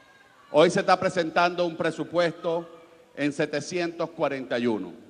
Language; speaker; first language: Spanish; native; Spanish